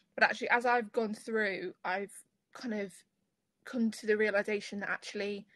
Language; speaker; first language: English; native; English